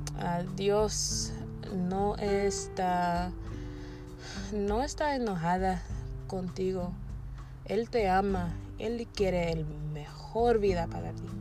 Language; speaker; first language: Spanish; non-native, learner; English